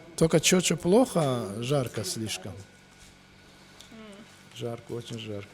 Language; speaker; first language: Russian; non-native, local second language; Azerbaijani